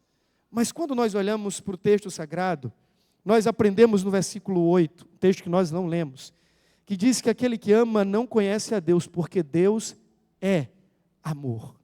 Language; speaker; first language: Portuguese; native; Portuguese